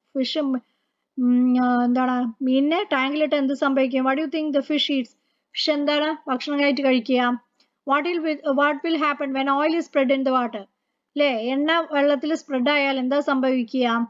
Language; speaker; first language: English; non-native, local second language; Malayalam